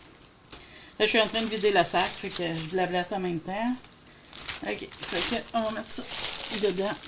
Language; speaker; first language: French; native; French